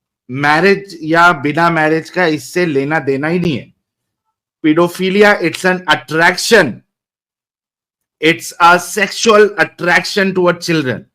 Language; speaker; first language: Hindi; native; Hindi